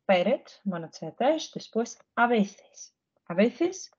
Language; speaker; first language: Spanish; non-native, fluent; Ukrainian